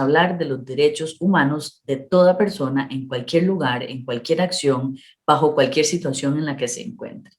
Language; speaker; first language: Spanish; native; Spanish